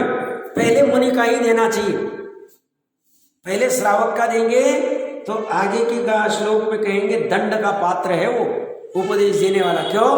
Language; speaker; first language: Hindi; native; Hindi